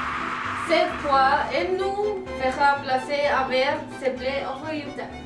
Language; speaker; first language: French; non-native, learner; Spanish